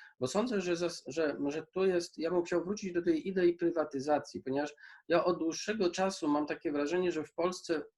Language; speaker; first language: Polish; native; Polish